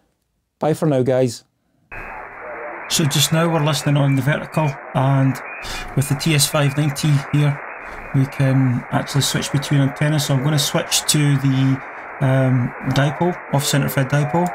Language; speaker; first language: English; native; English